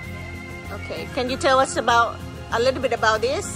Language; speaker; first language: English; non-native, fluent; Thai